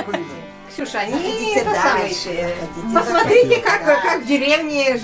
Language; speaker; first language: Russian; native; Russian